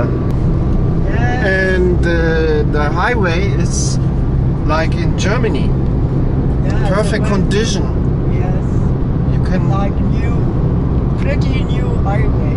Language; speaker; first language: English; non-native, learner; German